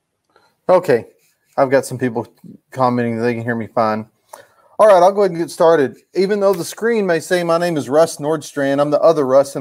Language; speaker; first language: English; native; English